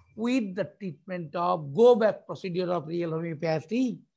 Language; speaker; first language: English; non-native, local second language; Bangla